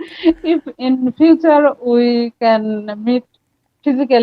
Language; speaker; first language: English; non-native, learner; Bangla